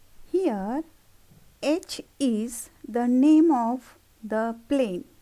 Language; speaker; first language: English; non-native, local second language; Marathi